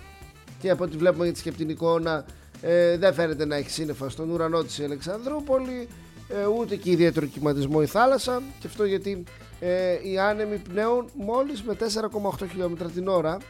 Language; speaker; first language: Greek; native; Greek